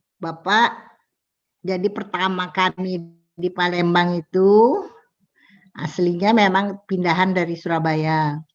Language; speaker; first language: Indonesian; native; Indonesian